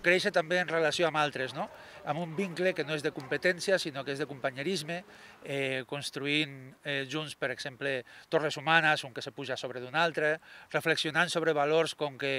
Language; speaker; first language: Catalan; native; Catalan